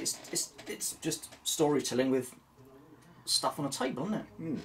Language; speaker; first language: English; native; English